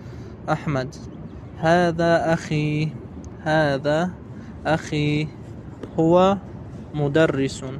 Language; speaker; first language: Arabic; non-native, fluent; Tajik